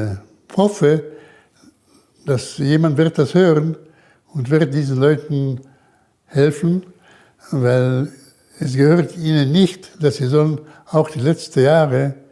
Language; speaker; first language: German; early bilingual, heritage; German